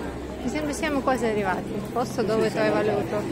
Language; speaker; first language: Italian; non-native, learner; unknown